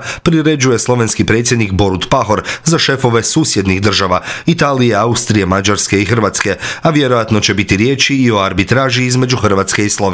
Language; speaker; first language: Croatian; native; Croatian